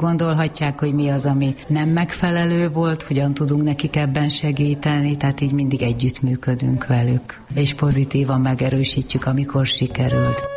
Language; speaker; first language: Hungarian; native; Hungarian